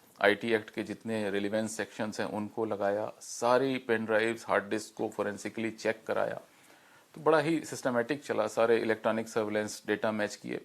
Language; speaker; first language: Hindi; native; Hindi